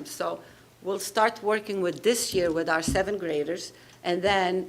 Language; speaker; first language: English; non-native, fluent; Portuguese